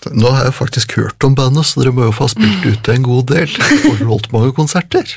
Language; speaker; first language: Norwegian; native; Norwegian